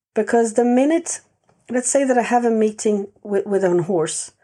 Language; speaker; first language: English; non-native, fluent; Swedish